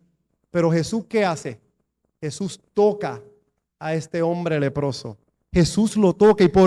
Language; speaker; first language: Spanish; native; Spanish